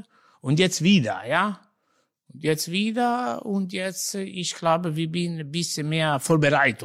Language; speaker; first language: German; non-native, learner; Italian